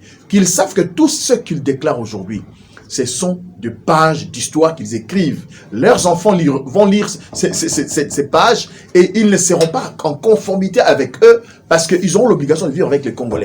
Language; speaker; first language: French; non-native, local second language; Lingala